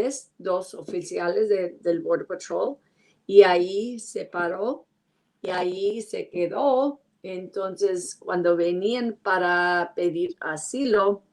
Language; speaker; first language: Spanish; non-native, learner; English